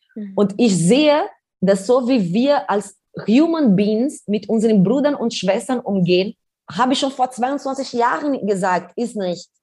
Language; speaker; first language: German; non-native, fluent; Portuguese